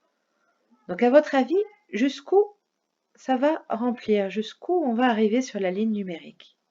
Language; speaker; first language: French; native; French